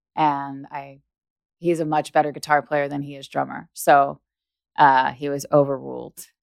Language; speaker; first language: English; native; English